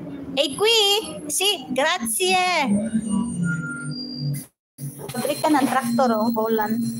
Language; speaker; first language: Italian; non-native, learner; Filipino